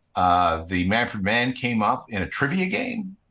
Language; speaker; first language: English; native; English